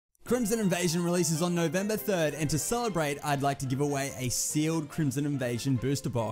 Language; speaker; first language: English; native; English